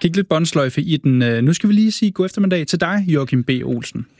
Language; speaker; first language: Danish; native; Danish